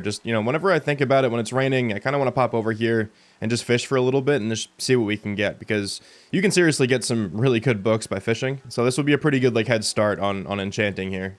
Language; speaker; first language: English; native; English